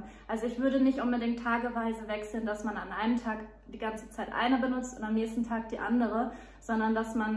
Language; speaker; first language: German; native; German